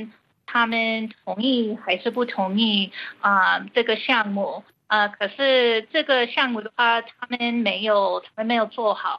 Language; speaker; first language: Chinese; early bilingual, heritage; Chinese